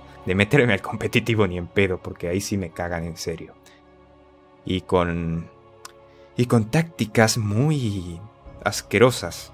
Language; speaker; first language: Spanish; native; Spanish